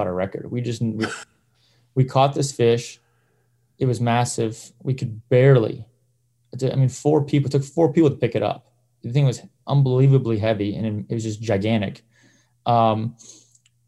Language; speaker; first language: English; native; English